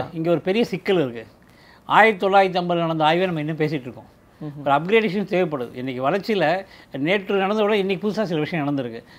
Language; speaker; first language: Tamil; native; Tamil